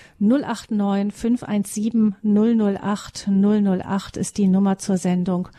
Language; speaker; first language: German; native; German